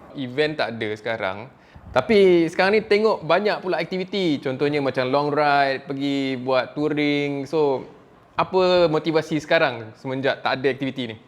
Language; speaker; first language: Malay; native; Malay